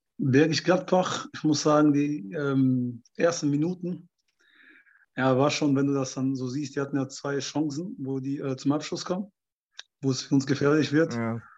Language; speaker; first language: German; early bilingual, other home language; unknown